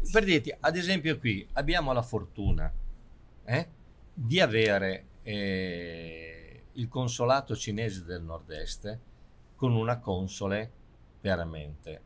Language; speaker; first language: Italian; native; Italian